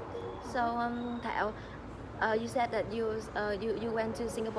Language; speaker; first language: English; non-native, learner; Vietnamese